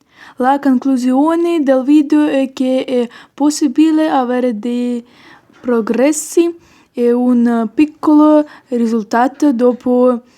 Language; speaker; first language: Italian; non-native, learner; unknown